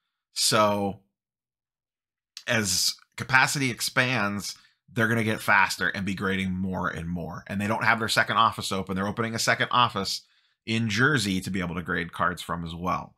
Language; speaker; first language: English; native; English